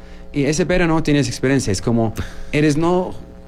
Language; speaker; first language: Spanish; non-native, learner; Arabic